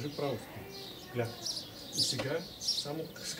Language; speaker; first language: Bulgarian; non-native, learner; Russian